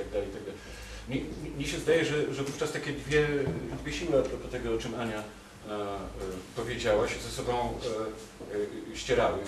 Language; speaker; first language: Polish; native; Polish